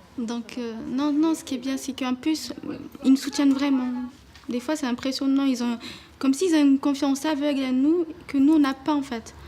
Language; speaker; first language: French; native; French